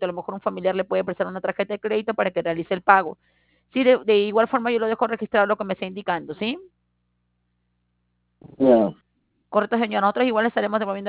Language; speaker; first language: Spanish; native; Spanish